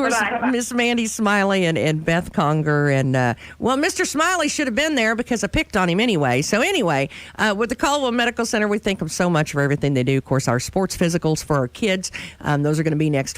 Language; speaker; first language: English; native; English